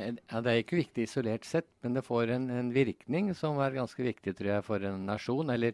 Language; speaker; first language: Norwegian; native; Norwegian